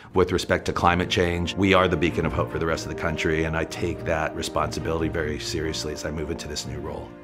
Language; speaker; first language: English; native; English